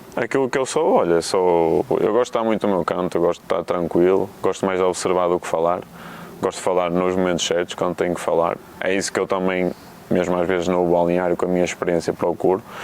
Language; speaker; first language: Portuguese; native; Portuguese